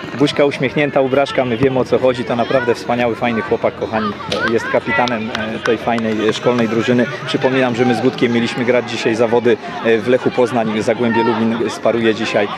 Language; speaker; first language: Polish; native; Polish